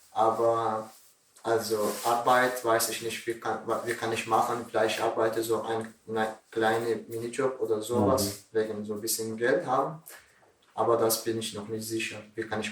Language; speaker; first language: German; non-native, learner; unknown